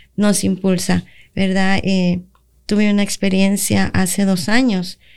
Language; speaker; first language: Spanish; native; Spanish